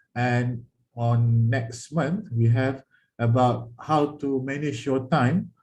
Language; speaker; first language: English; non-native, local second language; Malay